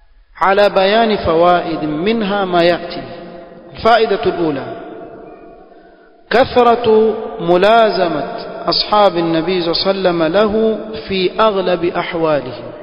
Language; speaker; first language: Arabic; non-native, fluent; Swahili